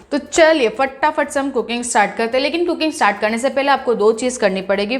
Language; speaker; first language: Hindi; non-native, local second language; Gujarati